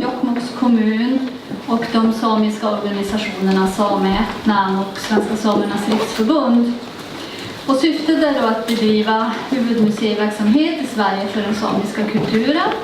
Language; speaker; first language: Swedish; native; Swedish